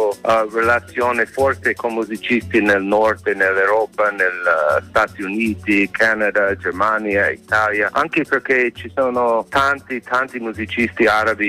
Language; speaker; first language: Italian; non-native, fluent; English